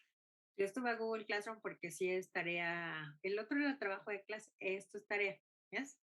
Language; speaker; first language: Spanish; non-native, fluent; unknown